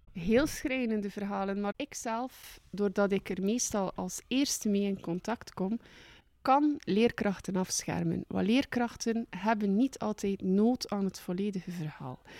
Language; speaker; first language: Dutch; native; Dutch